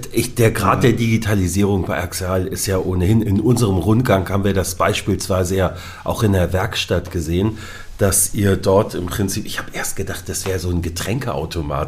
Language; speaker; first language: German; native; German